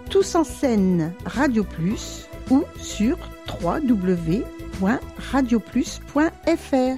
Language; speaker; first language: French; native; French